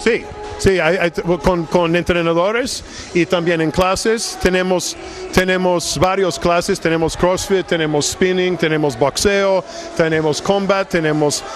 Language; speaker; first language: Spanish; non-native, learner; English